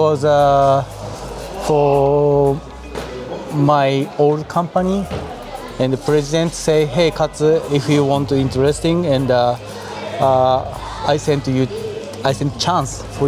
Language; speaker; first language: English; non-native, learner; Japanese